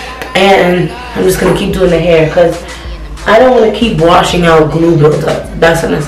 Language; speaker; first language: English; native; English